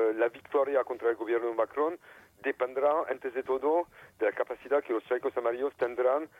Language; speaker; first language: Spanish; non-native, fluent; French